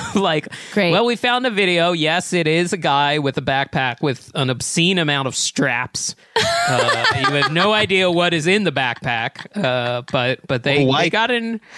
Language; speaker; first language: English; native; English